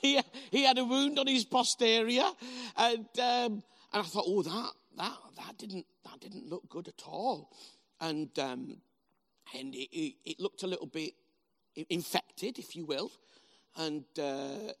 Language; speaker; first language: English; native; English